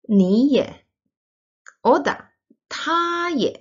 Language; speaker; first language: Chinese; non-native, fluent; Turkish